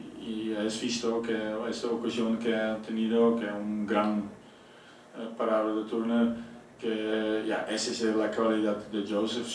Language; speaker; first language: Spanish; non-native, fluent; Dutch